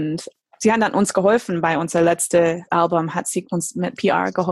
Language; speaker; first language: German; non-native, fluent; English